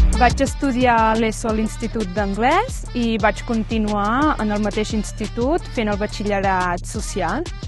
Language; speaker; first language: Catalan; early bilingual, other home language; Punjabi